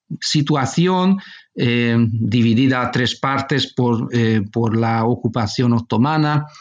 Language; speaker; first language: Spanish; non-native, fluent; Hungarian